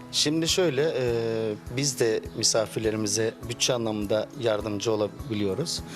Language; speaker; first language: Turkish; native; Turkish